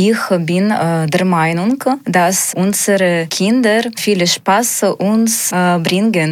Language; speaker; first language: German; non-native, learner; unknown